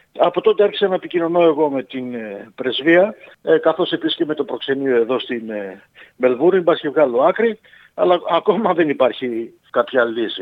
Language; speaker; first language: Greek; native; Greek